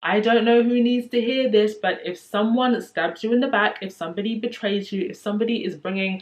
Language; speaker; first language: English; native; English